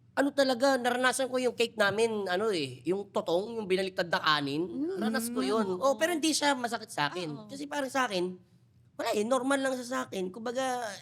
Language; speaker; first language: Filipino; non-native, local second language; Cebuano